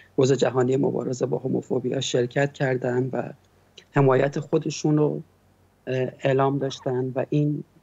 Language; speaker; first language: Persian; native; Persian